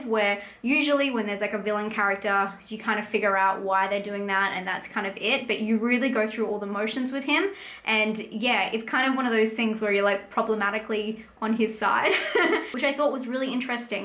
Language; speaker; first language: English; native; English